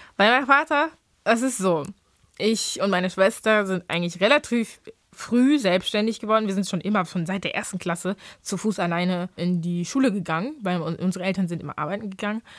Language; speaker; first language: German; early bilingual, other home language; English